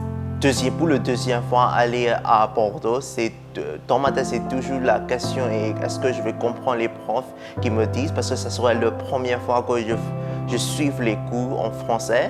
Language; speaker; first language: French; non-native, fluent; Burmese